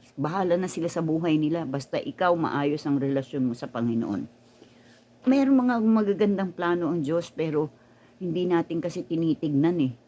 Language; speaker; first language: Filipino; native; Filipino